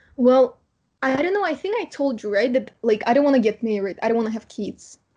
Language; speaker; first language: English; non-native, fluent; Kazakh